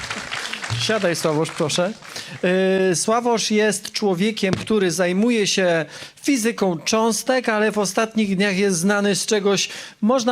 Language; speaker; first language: Polish; native; Polish